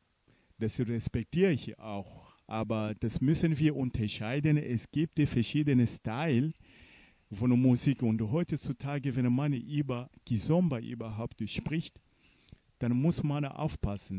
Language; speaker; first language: German; non-native, fluent; Portuguese